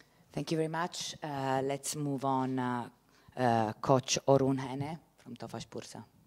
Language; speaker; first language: English; non-native, fluent; Italian